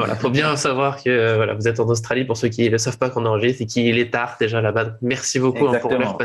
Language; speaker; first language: French; native; French